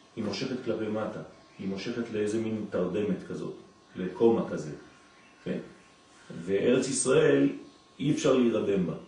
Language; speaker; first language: Hebrew; non-native, fluent; French